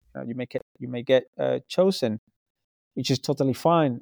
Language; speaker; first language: English; non-native, fluent; Spanish